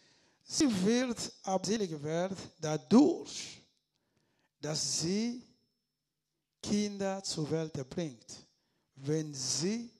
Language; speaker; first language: German; non-native, learner; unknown